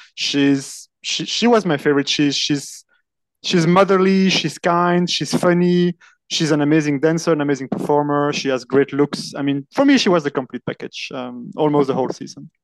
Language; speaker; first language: English; non-native, fluent; French